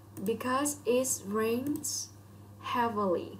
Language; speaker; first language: English; non-native, local second language; Vietnamese